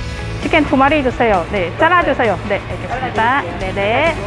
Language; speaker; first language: Korean; non-native, fluent; Thai